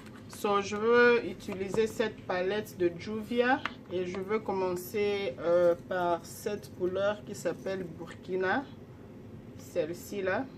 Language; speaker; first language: French; non-native, local second language; Lingala